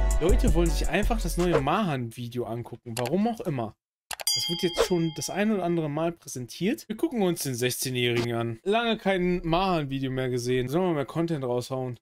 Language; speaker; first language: German; native; German